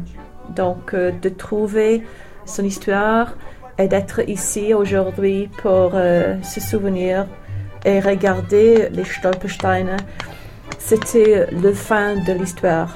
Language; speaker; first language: French; non-native, learner; English